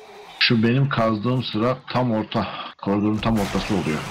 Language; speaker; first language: Turkish; native; Turkish